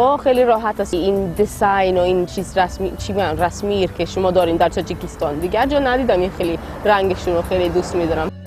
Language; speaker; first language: Persian; non-native, learner; Swedish